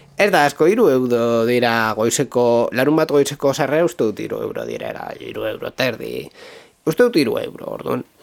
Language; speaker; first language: Basque; non-native, local second language; Spanish